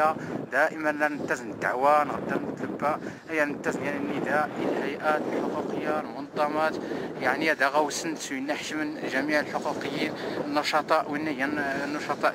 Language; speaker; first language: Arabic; non-native, local second language; Berber languages